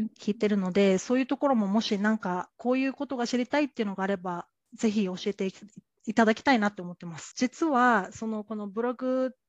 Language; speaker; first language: Japanese; native; Japanese